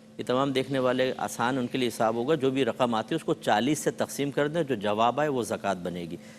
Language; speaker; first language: Urdu; native; Urdu